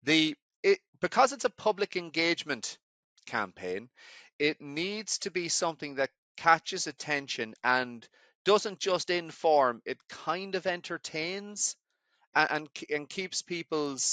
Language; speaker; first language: English; native; English